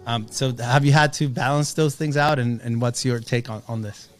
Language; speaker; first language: English; non-native, fluent; Spanish